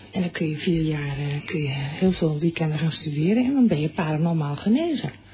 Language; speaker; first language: Dutch; native; Dutch